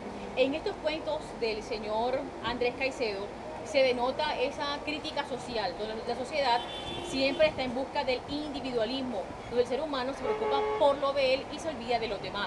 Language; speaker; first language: Spanish; native; Spanish